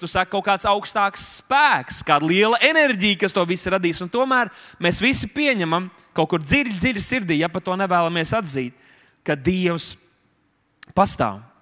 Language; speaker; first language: Latvian; native; Latvian